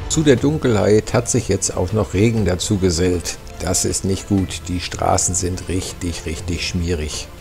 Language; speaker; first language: German; native; German